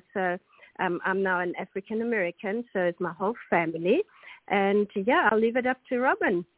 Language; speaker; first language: English; non-native, local second language; German